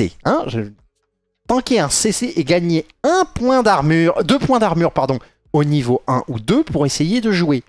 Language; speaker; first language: French; native; French